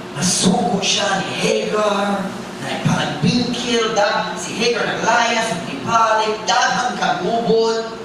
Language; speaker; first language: Cebuano; non-native, fluent; English